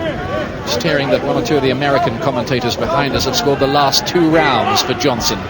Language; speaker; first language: English; native; English